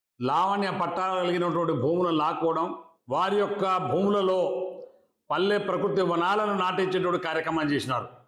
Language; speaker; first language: Telugu; non-native, local second language; Lambadi